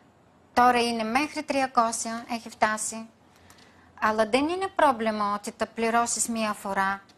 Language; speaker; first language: Greek; non-native, fluent; Bulgarian